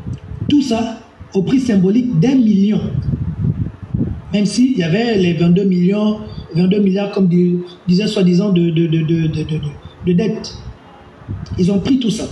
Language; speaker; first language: French; native; French